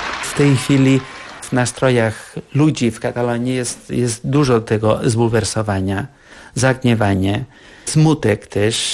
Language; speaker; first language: Polish; non-native, fluent; Catalan